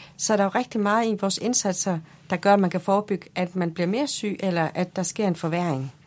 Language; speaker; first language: Danish; native; Danish